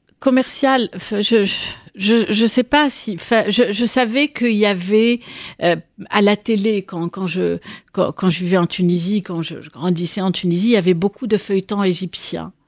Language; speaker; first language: French; non-native, local second language; Arabic